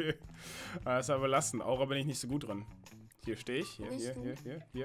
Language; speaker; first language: German; native; German